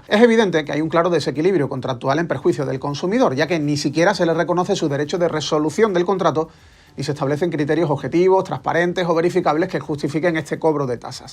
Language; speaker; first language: Spanish; native; Spanish